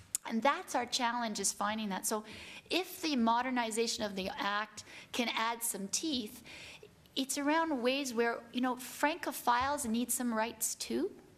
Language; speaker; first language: English; native; English